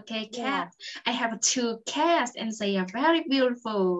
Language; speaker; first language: English; non-native, fluent; Vietnamese